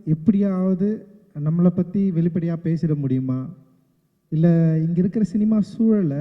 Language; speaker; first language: Tamil; native; Tamil